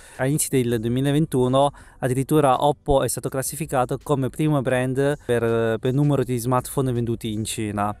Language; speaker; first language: Italian; early bilingual, other home language; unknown